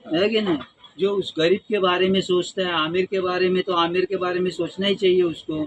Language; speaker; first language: Hindi; non-native, local second language; Marathi